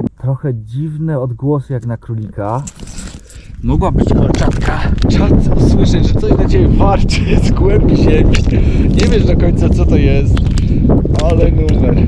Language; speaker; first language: Polish; native; Polish